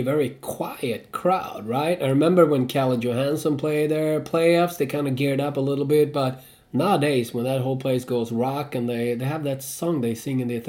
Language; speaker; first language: English; non-native, fluent; Swedish